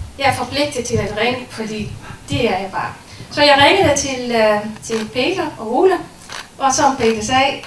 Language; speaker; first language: Danish; non-native, fluent; Dutch